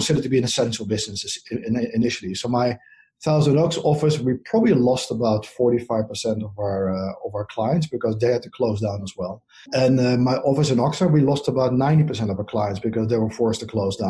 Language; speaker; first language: English; non-native, fluent; Dutch